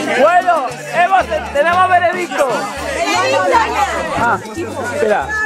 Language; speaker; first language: Spanish; native; Spanish